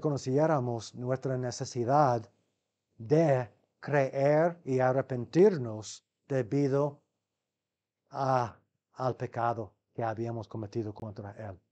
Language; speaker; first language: Spanish; non-native, fluent; English